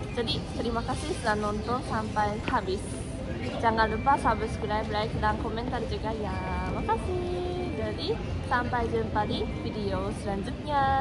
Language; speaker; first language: Indonesian; non-native, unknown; Japanese